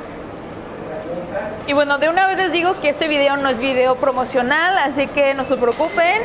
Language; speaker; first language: Spanish; early bilingual, other home language; Korean